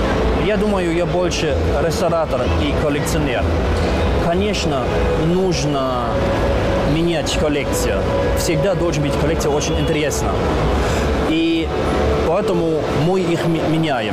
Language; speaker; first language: Russian; non-native, learner; German